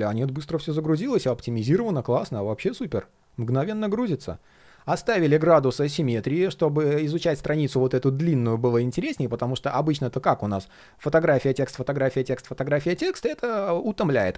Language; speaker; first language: Russian; native; Russian